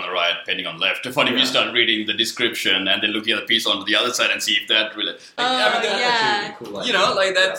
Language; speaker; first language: English; non-native, local second language; Sinhala